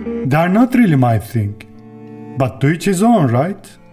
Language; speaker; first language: English; non-native, fluent; Turkish